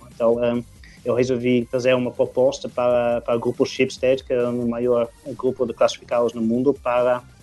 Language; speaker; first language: Portuguese; non-native, fluent; Dutch